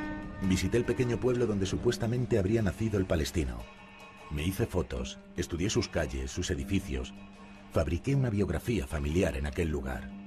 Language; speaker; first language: Spanish; native; Spanish